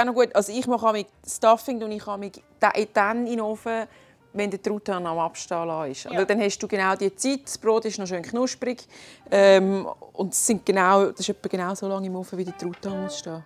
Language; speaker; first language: German; native; German